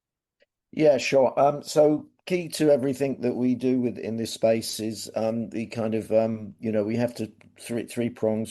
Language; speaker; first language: English; native; English